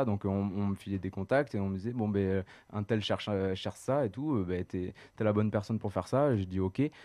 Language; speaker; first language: French; native; French